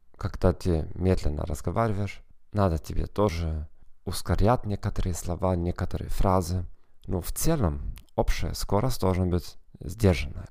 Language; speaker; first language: Russian; non-native, fluent; German